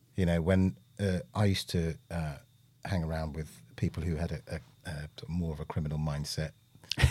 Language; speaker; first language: English; native; English